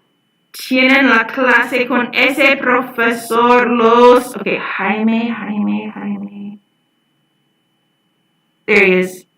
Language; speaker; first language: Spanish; non-native, fluent; English